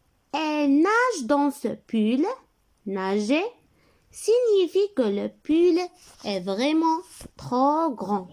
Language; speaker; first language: French; non-native, local second language; Arabic